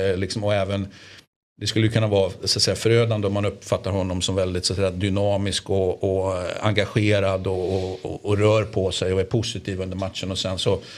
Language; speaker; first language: Swedish; native; Swedish